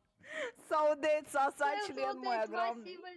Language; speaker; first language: Russian; native; Russian